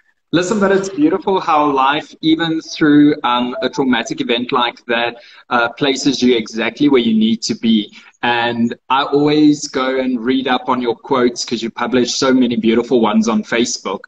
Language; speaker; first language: English; non-native, local second language; Afrikaans